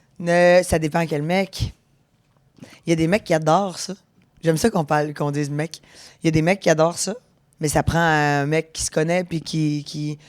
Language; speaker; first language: French; native; French